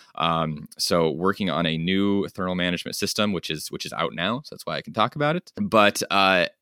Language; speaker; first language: English; native; English